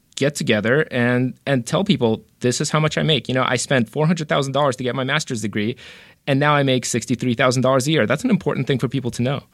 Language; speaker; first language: English; early bilingual, other home language; Russian